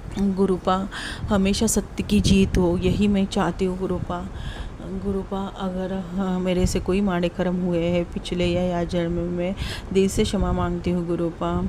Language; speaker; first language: Hindi; non-native, local second language; Marathi